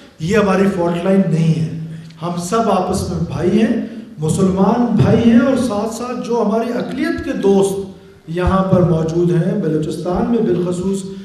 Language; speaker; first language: Urdu; non-native, local second language; Baluchi